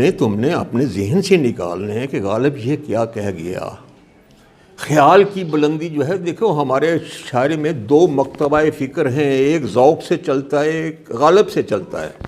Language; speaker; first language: Urdu; non-native, local second language; Punjabi